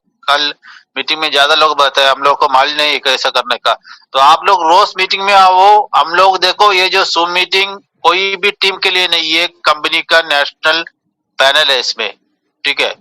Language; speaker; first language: Hindi; non-native, local second language; Malayalam